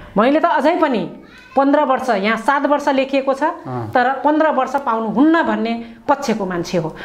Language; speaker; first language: Nepali; non-native, local second language; Rana Tharu